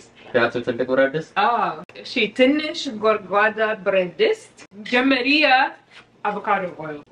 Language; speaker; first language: Amharic; non-native, learner; Arabic